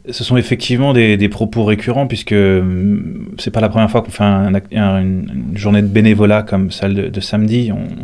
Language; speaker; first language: French; native; French